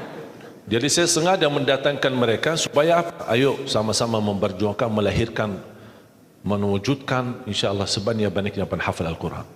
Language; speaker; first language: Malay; non-native, fluent; Arabic